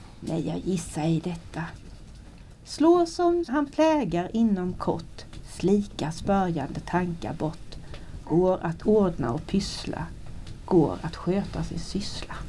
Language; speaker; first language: Swedish; native; Swedish